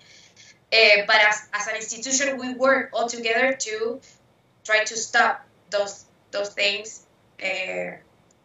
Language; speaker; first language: English; non-native, fluent; Spanish